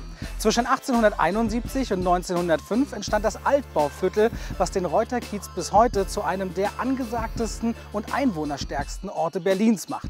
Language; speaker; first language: German; native; German